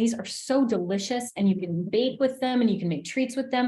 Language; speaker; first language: English; native; English